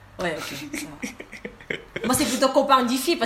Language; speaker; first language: French; non-native, learner; Indonesian